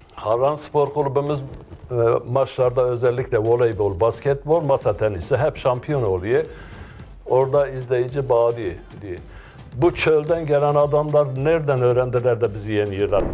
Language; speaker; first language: Turkish; non-native, local second language; Kurdish